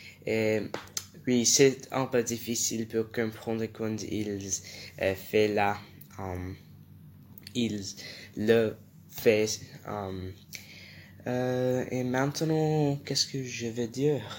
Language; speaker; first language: French; non-native, learner; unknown